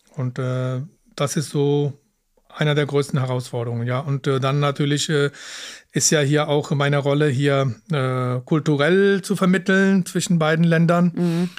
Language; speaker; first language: German; early bilingual, other home language; Punjabi